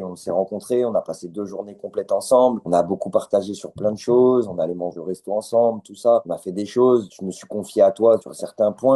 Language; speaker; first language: French; native; French